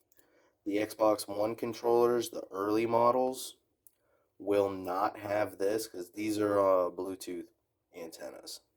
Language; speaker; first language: English; native; English